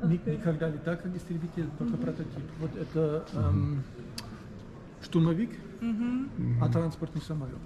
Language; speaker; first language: Russian; non-native, fluent; German